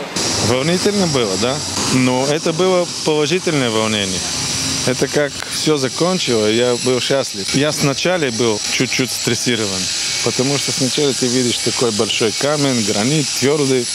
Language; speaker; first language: Russian; non-native, fluent; Bulgarian